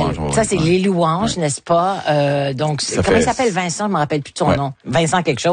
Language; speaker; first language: French; native; French